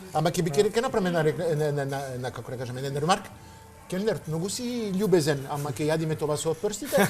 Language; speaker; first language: Macedonian; non-native, fluent; French